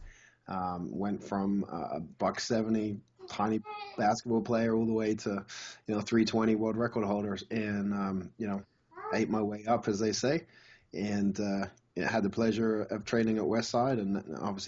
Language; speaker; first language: English; native; English